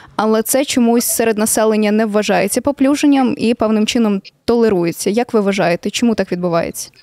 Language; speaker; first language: Ukrainian; native; Ukrainian